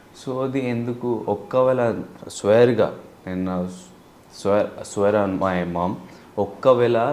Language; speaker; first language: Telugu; non-native, learner; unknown